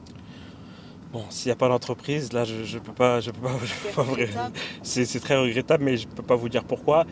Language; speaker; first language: French; early bilingual, other home language; Bambara